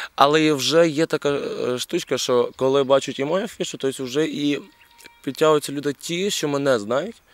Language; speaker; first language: Ukrainian; native; Ukrainian